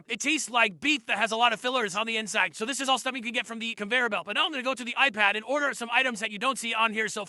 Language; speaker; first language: English; native; English